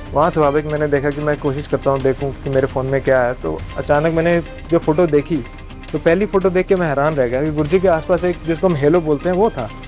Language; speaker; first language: Hindi; native; Hindi